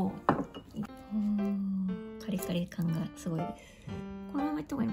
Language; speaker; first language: Japanese; native; Japanese